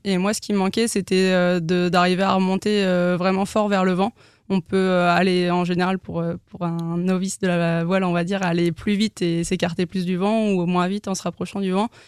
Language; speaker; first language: French; native; French